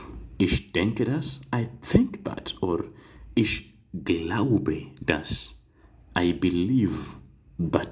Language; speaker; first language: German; non-native, fluent; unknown